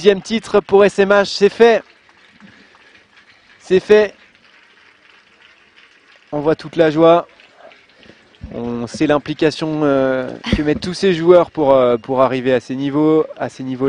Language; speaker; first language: French; native; French